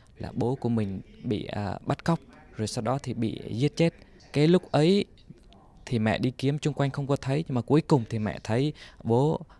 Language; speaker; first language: Vietnamese; non-native, local second language; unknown